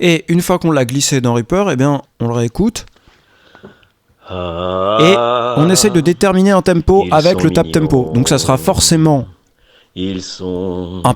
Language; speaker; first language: French; native; French